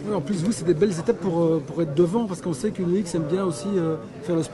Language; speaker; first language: French; native; French